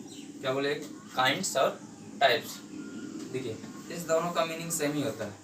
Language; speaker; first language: Hindi; native; Hindi